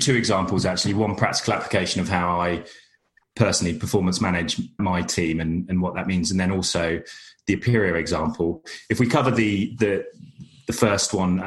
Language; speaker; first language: English; native; English